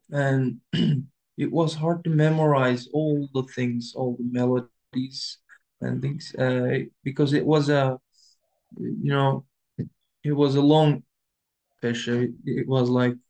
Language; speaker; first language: English; non-native, learner; Turkish